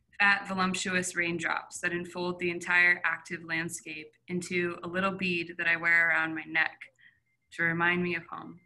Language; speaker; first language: English; native; English